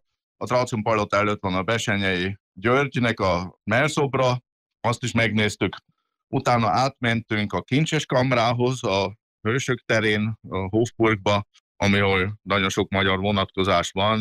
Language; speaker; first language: Hungarian; native; Hungarian